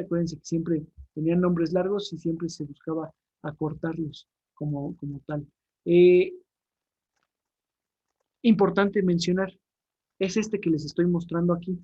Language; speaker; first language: Spanish; native; Spanish